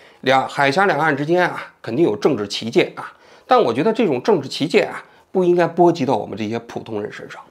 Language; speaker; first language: Chinese; native; Chinese